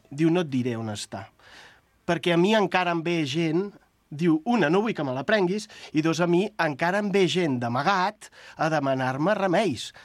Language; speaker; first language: Catalan; native; Catalan